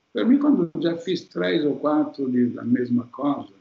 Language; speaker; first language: Portuguese; non-native, fluent; Italian